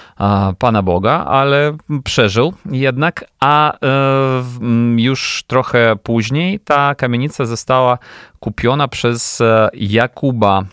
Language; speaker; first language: Polish; non-native, fluent; Ukrainian